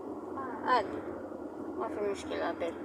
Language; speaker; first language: Arabic; non-native, learner; Filipino